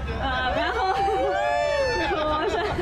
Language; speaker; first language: Chinese; non-native, learner; English